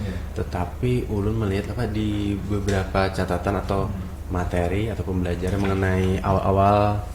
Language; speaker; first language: Indonesian; non-native, local second language; Banjar